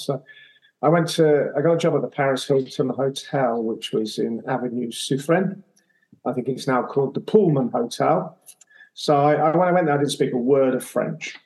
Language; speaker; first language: English; native; English